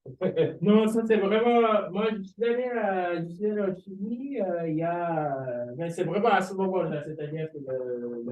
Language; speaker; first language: French; non-native, fluent; Japanese